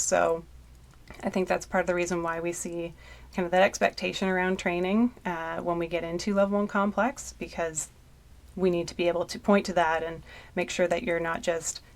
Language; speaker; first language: English; native; English